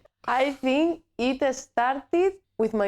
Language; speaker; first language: English; non-native, learner; Spanish